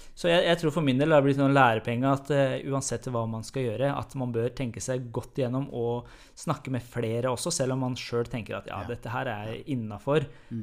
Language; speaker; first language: Norwegian; non-native, fluent; Persian